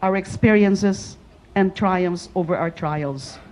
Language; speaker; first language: English; non-native, local second language; Filipino